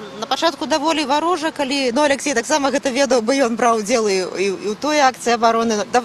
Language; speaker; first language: Belarusian; native; Belarusian